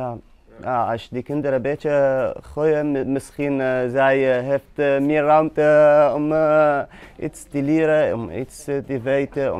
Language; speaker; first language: Dutch; non-native, learner; Arabic